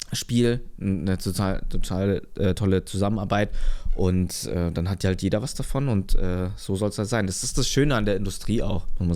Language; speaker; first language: German; native; German